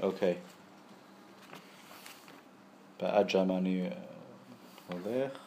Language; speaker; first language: Hebrew; non-native, learner; English